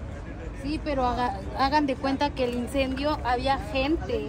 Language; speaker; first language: Spanish; native; Spanish